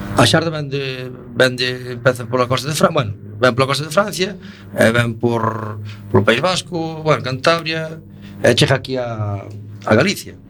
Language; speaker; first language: Galician; native; Galician